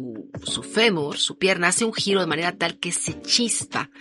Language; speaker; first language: Spanish; native; Spanish